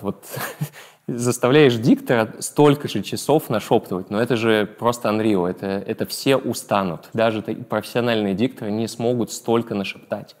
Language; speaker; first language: Russian; native; Russian